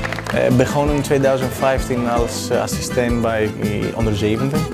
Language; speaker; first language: Dutch; non-native, fluent; Greek